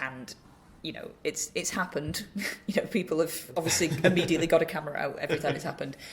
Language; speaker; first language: English; native; English